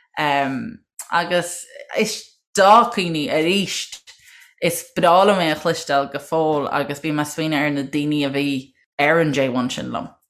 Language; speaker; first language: Irish; native; Irish